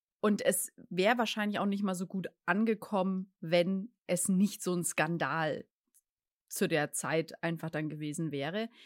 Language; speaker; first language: German; native; German